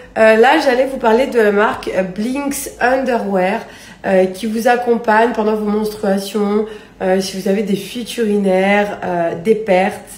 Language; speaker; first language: French; native; French